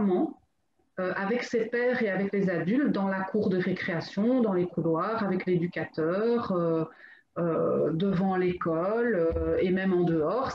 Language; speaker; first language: French; native; French